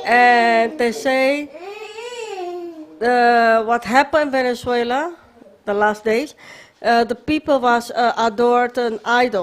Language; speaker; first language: English; non-native, learner; Papiamento